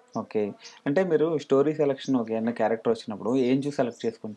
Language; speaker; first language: Telugu; native; Telugu